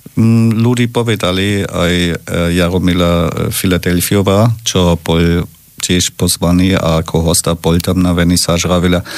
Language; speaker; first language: Slovak; non-native, learner; German